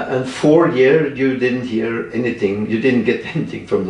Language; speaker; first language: English; non-native, fluent; Norwegian